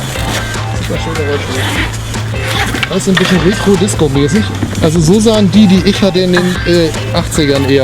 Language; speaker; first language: German; native; German